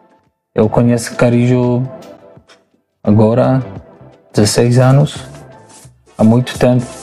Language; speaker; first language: Portuguese; non-native, learner; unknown